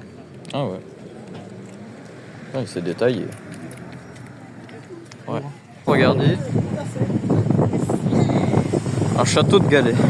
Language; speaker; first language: French; native; French